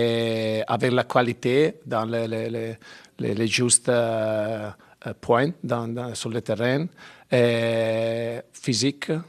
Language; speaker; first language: French; non-native, learner; Italian